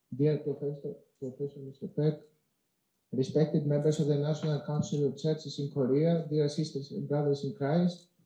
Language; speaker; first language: English; non-native, fluent; Greek